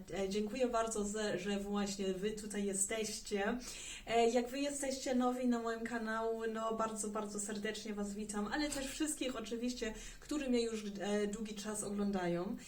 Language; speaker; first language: Polish; early bilingual, heritage; German